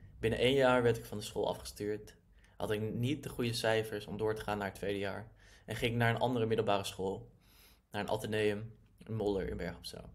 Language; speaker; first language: Dutch; native; Dutch